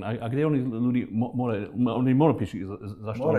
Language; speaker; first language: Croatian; non-native, fluent; English